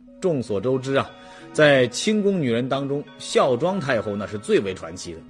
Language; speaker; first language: Chinese; native; Chinese